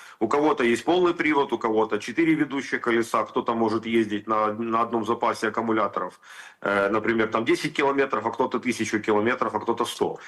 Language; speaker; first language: Russian; native; Russian